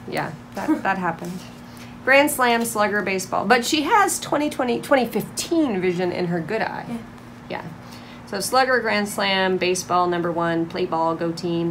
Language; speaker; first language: English; native; English